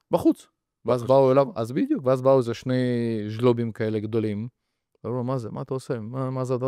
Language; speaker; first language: Hebrew; early bilingual, other home language; Russian